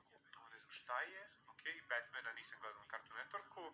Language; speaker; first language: Bosnian; native; Bosnian